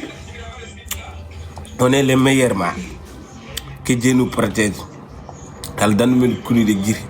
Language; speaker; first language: French; non-native, local second language; Wolof